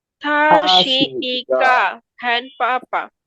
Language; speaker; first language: Chinese; non-native, learner; Bangla